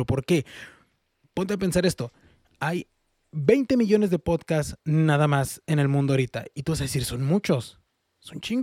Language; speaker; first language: Spanish; early bilingual, heritage; Spanish